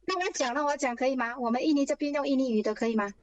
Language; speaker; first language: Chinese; early bilingual, heritage; Chinese